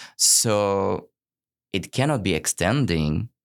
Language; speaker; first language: English; non-native, fluent; French